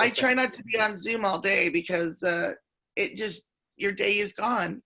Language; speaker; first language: English; native; English